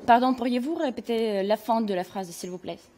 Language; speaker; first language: French; non-native, fluent; Russian